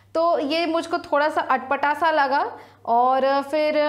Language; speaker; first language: Hindi; non-native, local second language; Sadri